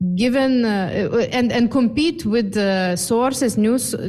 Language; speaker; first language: English; non-native, fluent; Lithuanian